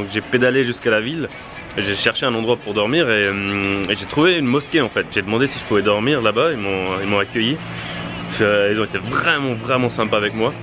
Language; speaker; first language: French; native; French